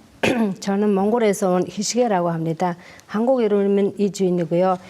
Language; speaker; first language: Korean; non-native, learner; Mongolian